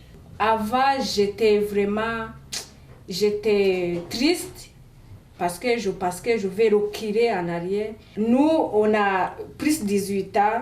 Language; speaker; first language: French; non-native, fluent; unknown